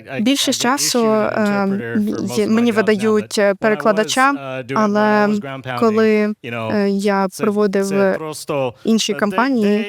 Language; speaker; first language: Ukrainian; non-native, learner; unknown